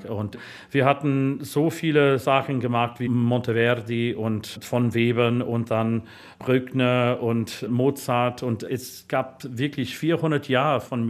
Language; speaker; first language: German; non-native, fluent; English